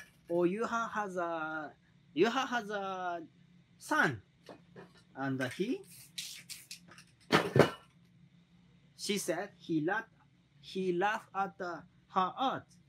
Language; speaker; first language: English; non-native, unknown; Japanese